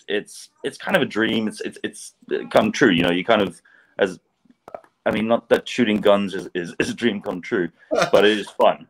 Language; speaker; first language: English; native; English